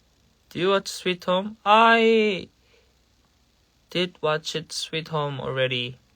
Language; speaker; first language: English; non-native, learner; Korean